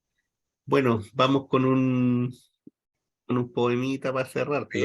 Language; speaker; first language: Spanish; native; Spanish